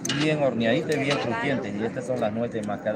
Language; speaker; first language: Spanish; native; Spanish